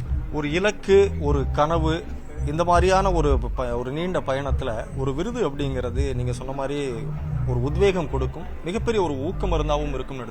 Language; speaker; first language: Tamil; native; Tamil